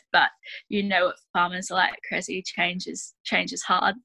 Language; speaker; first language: English; native; English